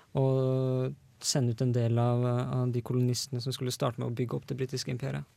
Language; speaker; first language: Norwegian; native; Norwegian